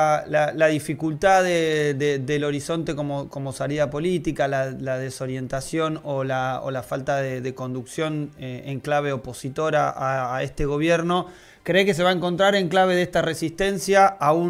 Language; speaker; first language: Spanish; native; Spanish